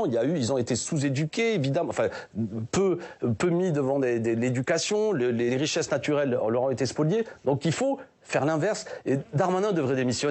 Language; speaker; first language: French; native; French